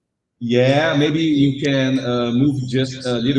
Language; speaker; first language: English; non-native, learner; Portuguese